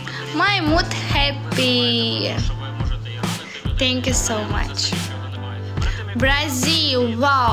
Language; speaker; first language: English; non-native, learner; Russian